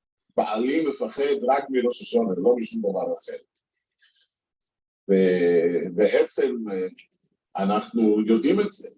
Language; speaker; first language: Hebrew; non-native, fluent; English